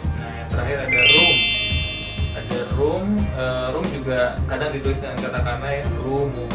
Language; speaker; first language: Indonesian; native; Indonesian